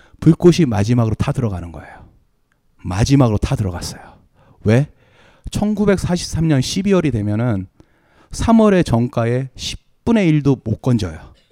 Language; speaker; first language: Korean; native; Korean